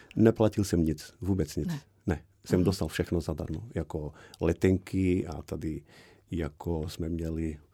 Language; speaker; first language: Czech; non-native, fluent; Portuguese